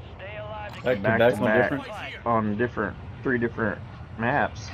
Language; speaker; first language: English; native; English